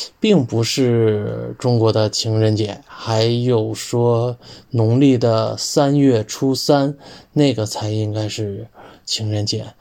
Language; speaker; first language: Chinese; native; Chinese